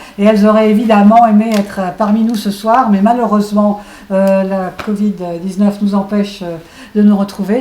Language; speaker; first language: French; native; French